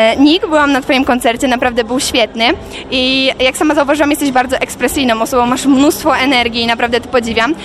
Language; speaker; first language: Polish; native; Polish